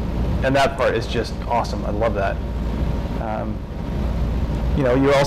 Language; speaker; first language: English; native; English